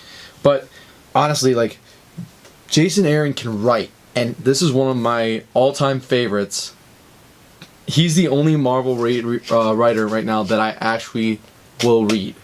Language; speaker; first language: English; native; English